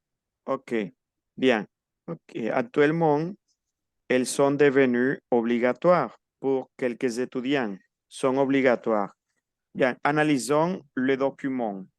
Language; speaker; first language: French; non-native, fluent; Spanish